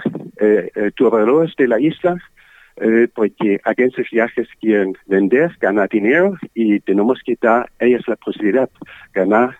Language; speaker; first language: Spanish; non-native, learner; German